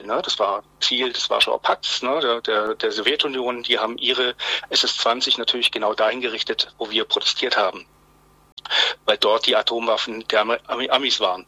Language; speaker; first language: German; native; German